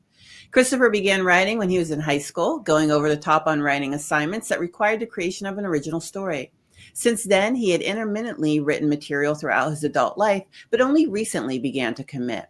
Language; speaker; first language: English; native; English